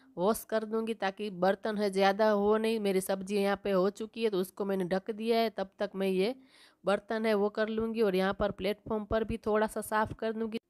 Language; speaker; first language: Hindi; non-native, local second language; Gujarati